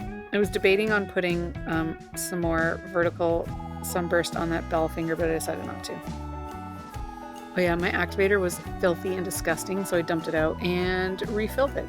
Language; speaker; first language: English; native; English